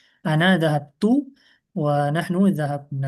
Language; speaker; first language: Arabic; non-native, fluent; Indonesian